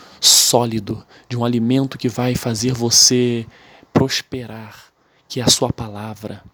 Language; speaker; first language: Portuguese; native; Portuguese